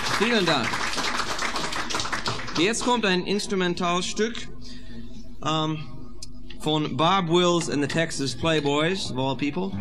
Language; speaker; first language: German; non-native, fluent; English